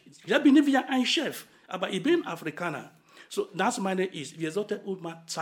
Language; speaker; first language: German; non-native, fluent; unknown